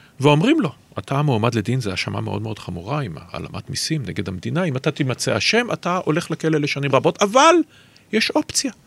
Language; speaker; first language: Hebrew; native; Hebrew